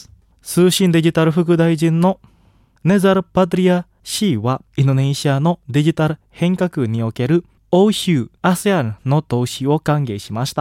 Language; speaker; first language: Japanese; non-native, fluent; Indonesian